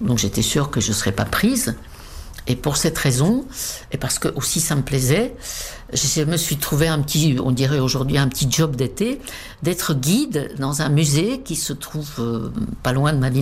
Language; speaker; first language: French; non-native, fluent; Czech